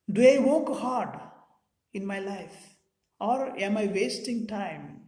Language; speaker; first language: English; non-native, local second language; Telugu